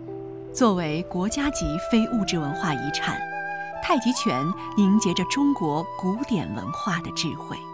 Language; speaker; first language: Chinese; native; Chinese